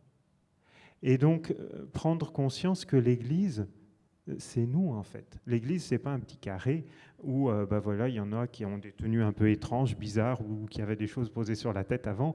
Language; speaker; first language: French; native; French